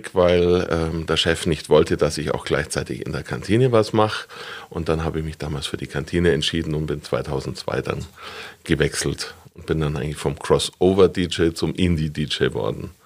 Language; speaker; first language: German; native; German